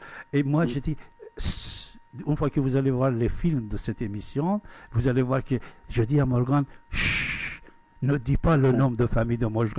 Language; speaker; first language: French; non-native, fluent; Persian